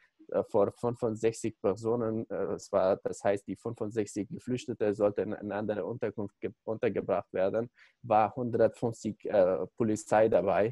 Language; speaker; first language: German; non-native, learner; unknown